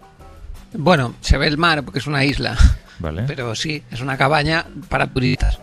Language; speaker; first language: Spanish; native; Spanish